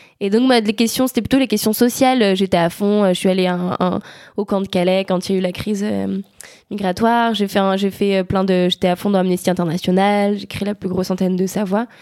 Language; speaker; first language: French; native; French